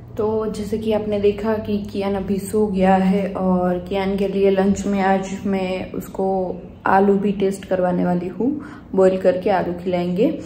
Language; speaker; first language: Hindi; non-native, local second language; Gujarati